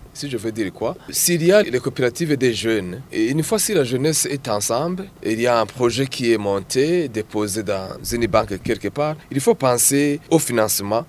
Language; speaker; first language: French; non-native, local second language; Rundi